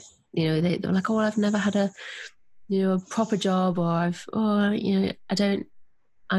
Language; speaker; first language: English; native; English